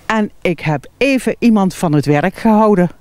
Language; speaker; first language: Dutch; native; Dutch